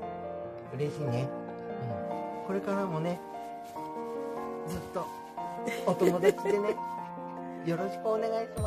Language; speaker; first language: Japanese; native; Japanese